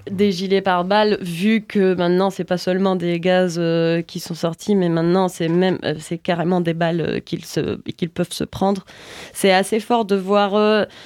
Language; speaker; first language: French; non-native, learner; Spanish